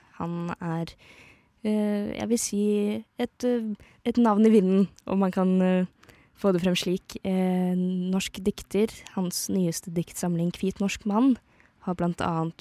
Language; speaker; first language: Norwegian; native; Norwegian